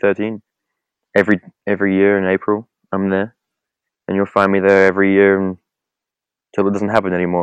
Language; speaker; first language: English; native; English